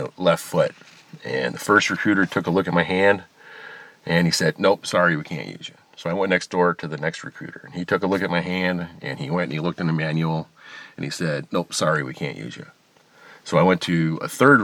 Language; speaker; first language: English; native; English